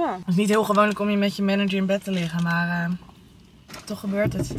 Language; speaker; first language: Dutch; native; Dutch